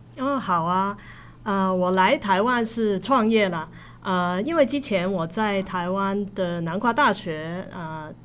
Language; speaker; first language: Chinese; non-native, local second language; Cantonese